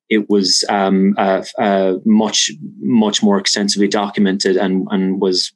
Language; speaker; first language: English; native; English